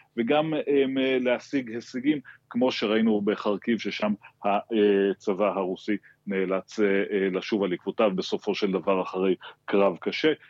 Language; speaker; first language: Hebrew; native; Hebrew